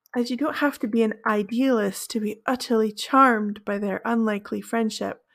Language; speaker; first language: English; native; English